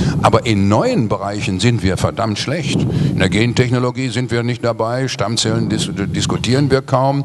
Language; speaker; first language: German; native; German